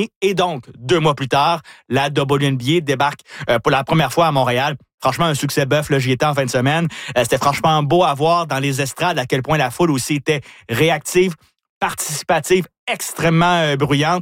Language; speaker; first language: French; native; French